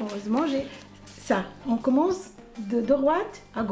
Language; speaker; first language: French; non-native, fluent; Arabic